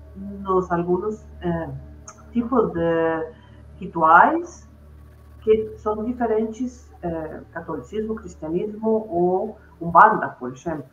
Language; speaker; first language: Portuguese; non-native, fluent; Spanish